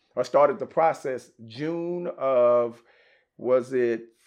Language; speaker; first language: English; native; English